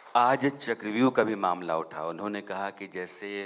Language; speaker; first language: Hindi; native; Hindi